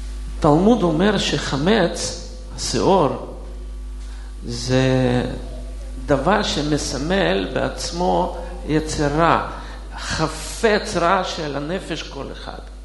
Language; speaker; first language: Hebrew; non-native, fluent; Russian